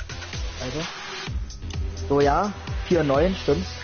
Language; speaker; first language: German; native; German